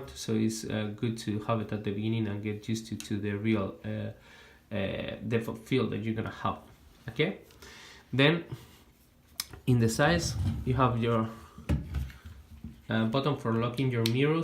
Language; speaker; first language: English; non-native, fluent; Spanish